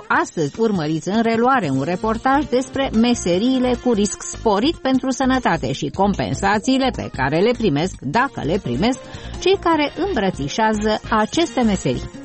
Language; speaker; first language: Romanian; native; Romanian